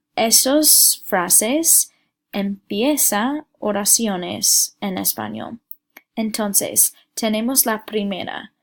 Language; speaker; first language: Spanish; non-native, fluent; English